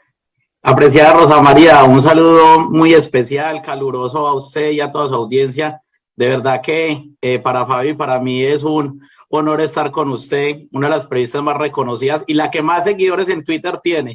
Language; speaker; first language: Spanish; native; Spanish